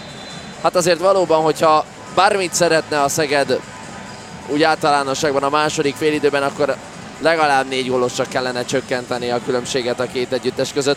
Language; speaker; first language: Hungarian; native; Hungarian